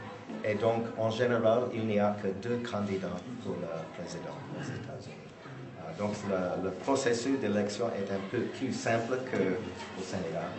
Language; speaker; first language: French; non-native, fluent; English